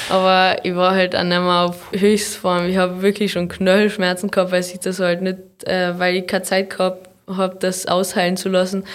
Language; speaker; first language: German; native; German